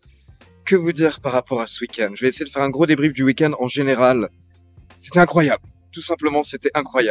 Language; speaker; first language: French; native; French